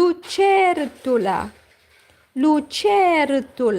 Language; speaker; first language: Italian; non-native, learner; Portuguese